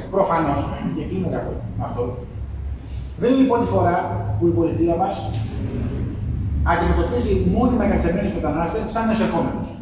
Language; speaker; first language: Greek; native; Greek